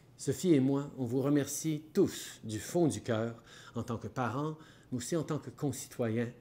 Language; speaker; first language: French; native; French